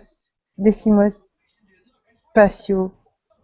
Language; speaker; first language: Spanish; non-native, learner; French